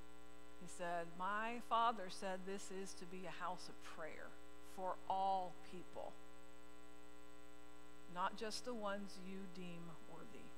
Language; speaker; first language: English; native; English